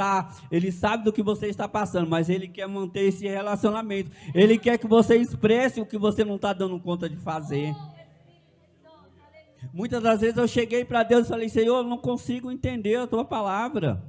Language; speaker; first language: Portuguese; native; Portuguese